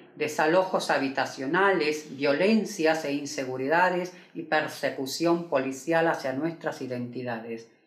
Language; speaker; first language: Spanish; native; Spanish